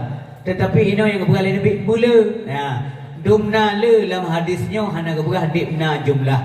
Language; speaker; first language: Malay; non-native, local second language; Achinese